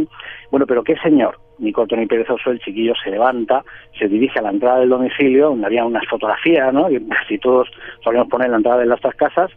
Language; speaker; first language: Spanish; native; Spanish